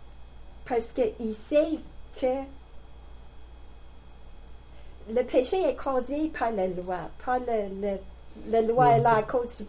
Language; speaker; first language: French; non-native, learner; English